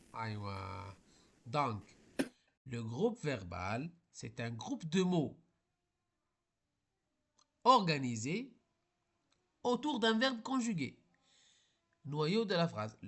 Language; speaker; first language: French; non-native, local second language; Arabic